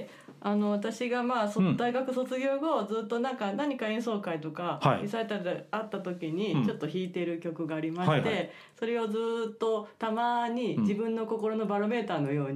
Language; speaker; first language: Japanese; native; Japanese